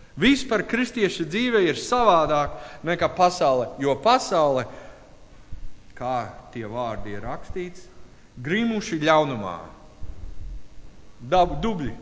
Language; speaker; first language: Latvian; non-native, learner; English